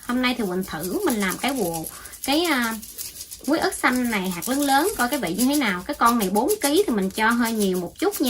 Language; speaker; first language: Vietnamese; native; Vietnamese